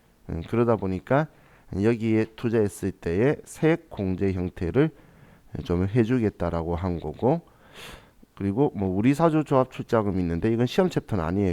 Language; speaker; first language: Korean; native; Korean